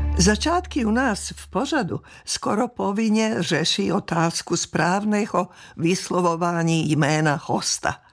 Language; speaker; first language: Czech; non-native, fluent; Serbian